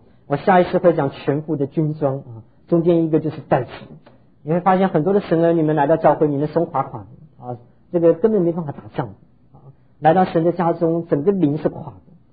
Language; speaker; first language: Chinese; native; Chinese